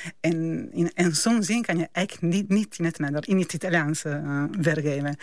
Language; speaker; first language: Dutch; non-native, fluent; Italian